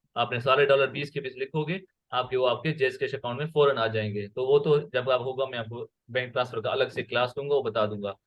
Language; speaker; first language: Urdu; non-native, local second language; Sindhi